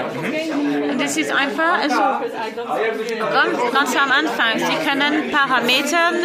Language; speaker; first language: German; non-native, learner; French